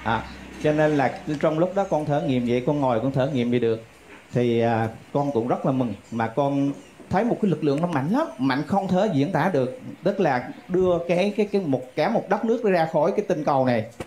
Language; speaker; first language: Vietnamese; native; Vietnamese